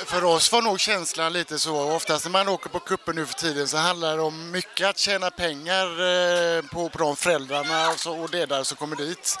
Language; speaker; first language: Swedish; native; Swedish